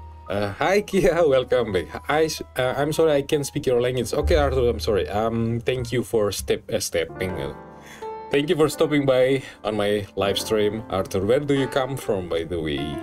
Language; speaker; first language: English; non-native, learner; Indonesian